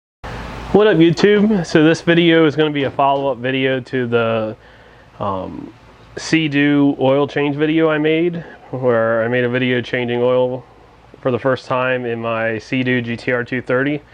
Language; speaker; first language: English; native; English